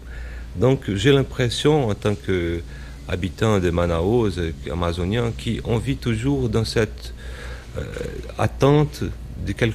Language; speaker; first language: French; non-native, fluent; Portuguese